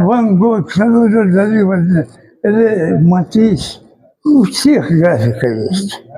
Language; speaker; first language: Russian; non-native, local second language; Chechen